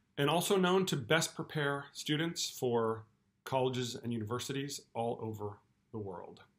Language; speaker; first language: English; native; English